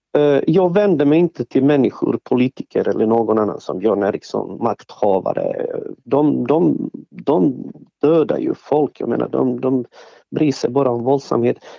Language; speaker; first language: Swedish; non-native, fluent; Bosnian